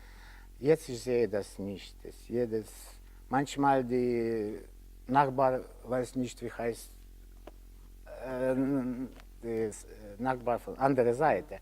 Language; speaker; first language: German; non-native, learner; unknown